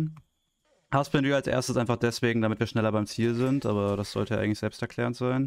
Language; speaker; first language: German; native; German